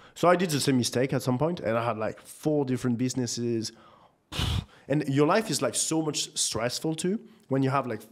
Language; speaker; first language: English; non-native, fluent; French